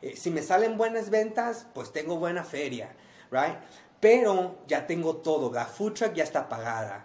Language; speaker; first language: Spanish; early bilingual, heritage; Spanish